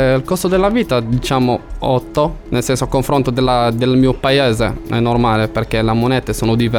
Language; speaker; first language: Italian; non-native, learner; Arabic